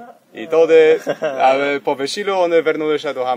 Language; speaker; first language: Ukrainian; early bilingual, heritage; English